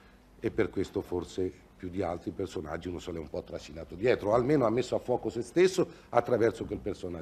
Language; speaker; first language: Italian; native; Italian